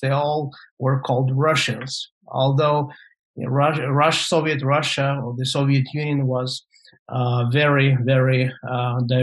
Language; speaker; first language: English; non-native, fluent; Russian